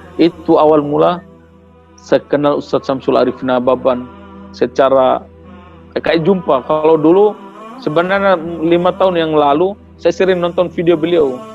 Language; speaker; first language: Indonesian; non-native, local second language; Tetum